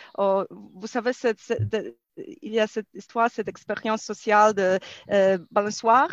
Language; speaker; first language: French; non-native, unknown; Polish